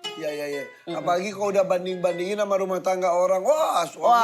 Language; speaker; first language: Indonesian; native; Indonesian